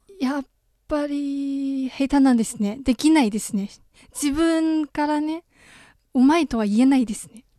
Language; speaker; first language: Japanese; non-native, fluent; Chinese